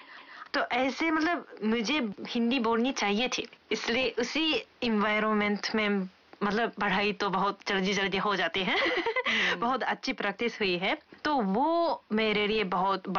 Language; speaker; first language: Hindi; non-native, fluent; Japanese